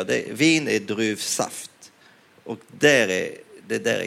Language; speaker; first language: Swedish; non-native, fluent; French